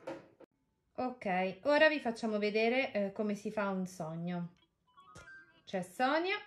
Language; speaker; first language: Italian; native; Italian